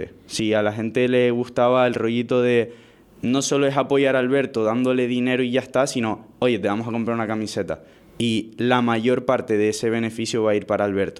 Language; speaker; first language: Spanish; native; Spanish